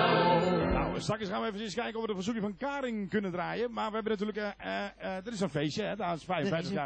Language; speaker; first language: Dutch; native; Dutch